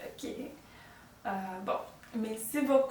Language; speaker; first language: French; non-native, learner; Portuguese